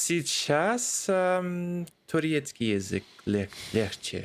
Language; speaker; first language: Russian; non-native, learner; English